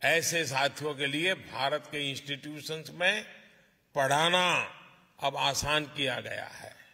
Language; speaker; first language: Hindi; native; Hindi